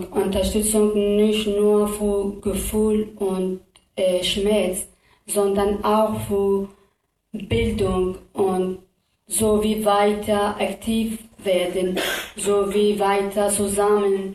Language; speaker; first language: German; non-native, learner; Kurdish